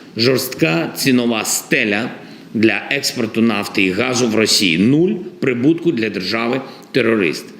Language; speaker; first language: Ukrainian; non-native, local second language; Russian